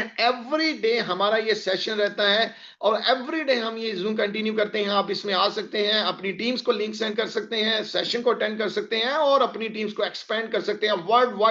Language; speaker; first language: Hindi; native; Hindi